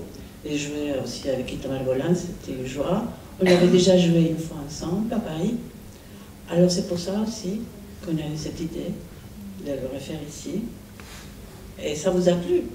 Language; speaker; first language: French; non-native, fluent; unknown